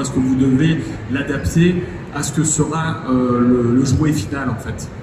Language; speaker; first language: French; native; French